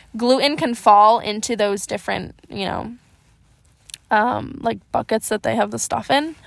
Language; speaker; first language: English; native; English